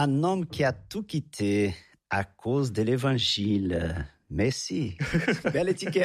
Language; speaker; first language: French; non-native, fluent; Portuguese